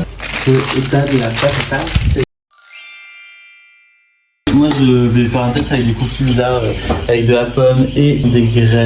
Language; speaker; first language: French; native; French